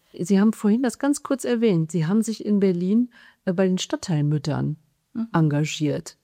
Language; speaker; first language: German; native; German